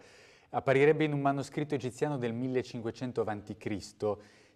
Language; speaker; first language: Italian; native; Italian